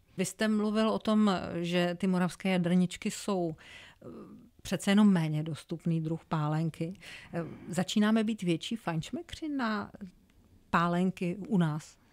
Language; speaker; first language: Czech; native; Czech